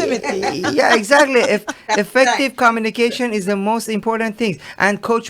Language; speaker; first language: English; non-native, learner; Persian